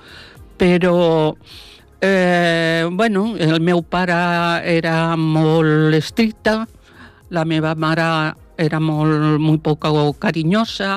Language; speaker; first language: Catalan; non-native, local second language; Spanish